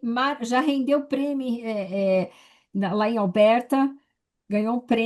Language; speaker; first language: Portuguese; native; Portuguese